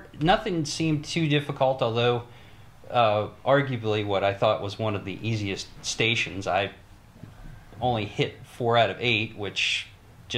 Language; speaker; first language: English; native; English